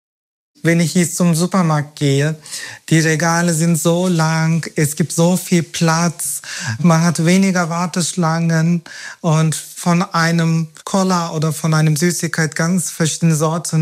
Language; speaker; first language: German; non-native, fluent; Turkish